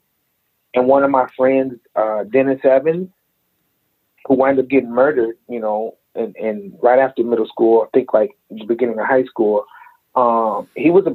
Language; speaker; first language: English; native; English